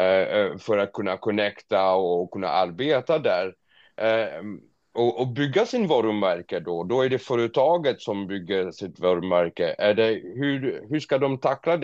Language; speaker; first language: Swedish; non-native, fluent; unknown